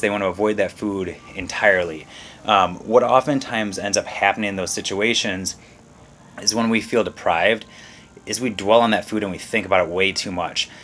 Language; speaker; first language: English; native; English